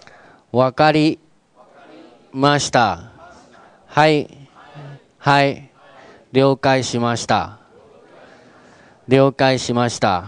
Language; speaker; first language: Japanese; non-native, fluent; Chinese